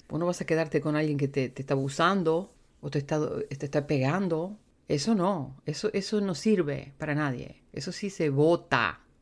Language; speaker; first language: Spanish; native; Spanish